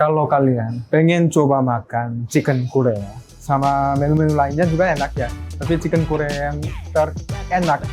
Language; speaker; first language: Indonesian; early bilingual, other home language; Korean